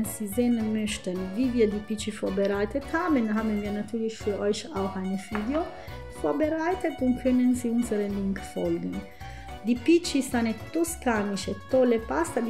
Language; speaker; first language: German; non-native, fluent; Italian